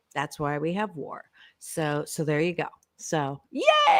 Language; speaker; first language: English; native; English